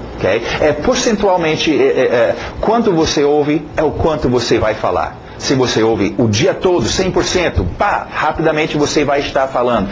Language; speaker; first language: Portuguese; non-native, fluent; English